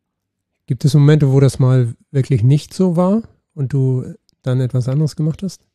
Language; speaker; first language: German; native; German